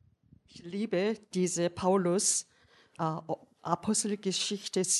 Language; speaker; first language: German; non-native, learner; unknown